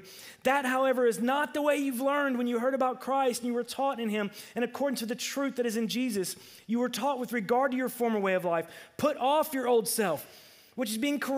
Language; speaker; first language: English; native; English